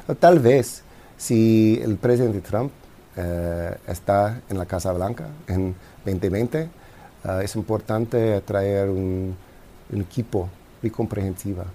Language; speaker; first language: Spanish; non-native, fluent; English